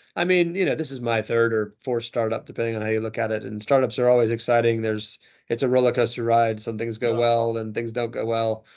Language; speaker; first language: English; native; English